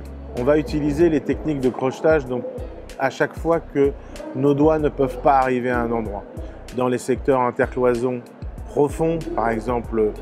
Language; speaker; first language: French; native; French